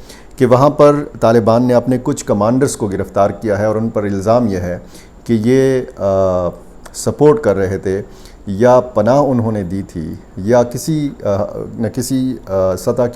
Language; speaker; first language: Urdu; native; Urdu